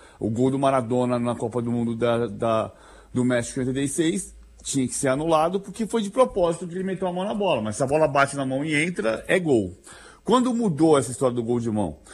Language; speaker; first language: Portuguese; native; Portuguese